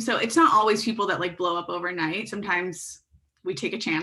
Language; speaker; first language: English; native; English